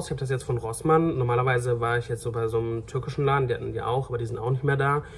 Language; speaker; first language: German; native; German